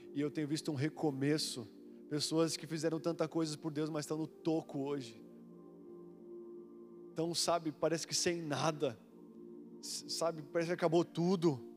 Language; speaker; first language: Portuguese; native; Portuguese